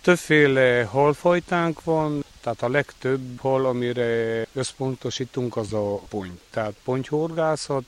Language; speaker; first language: Hungarian; native; Hungarian